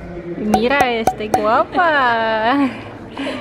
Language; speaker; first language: Spanish; non-native, learner; Dutch